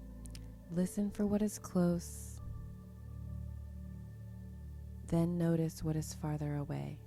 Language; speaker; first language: English; native; English